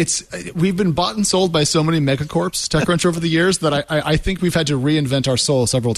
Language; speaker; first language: English; native; English